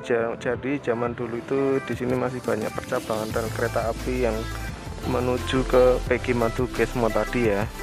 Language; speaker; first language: Indonesian; non-native, local second language; Javanese